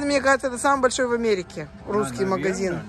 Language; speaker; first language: Russian; native; Russian